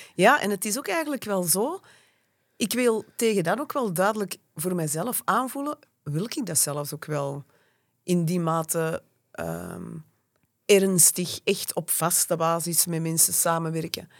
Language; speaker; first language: Dutch; native; Dutch